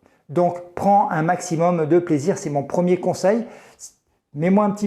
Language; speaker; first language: French; native; French